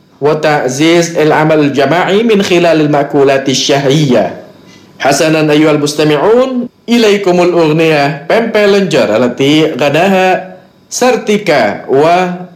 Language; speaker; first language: Arabic; non-native, fluent; Indonesian